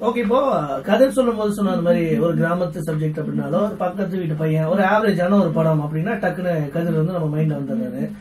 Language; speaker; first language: Tamil; native; Tamil